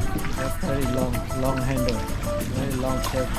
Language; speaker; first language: English; non-native, learner; Vietnamese